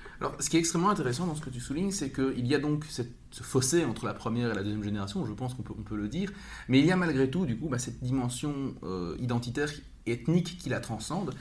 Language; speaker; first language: French; native; French